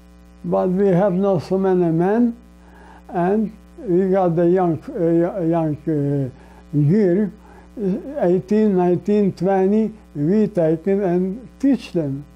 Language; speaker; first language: English; non-native, learner; Polish